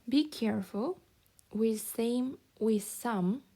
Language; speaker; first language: English; non-native, fluent; Kazakh